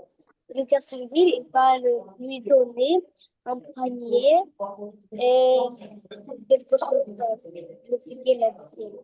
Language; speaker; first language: French; non-native, fluent; Russian